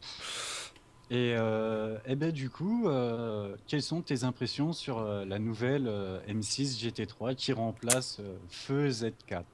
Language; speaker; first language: French; native; French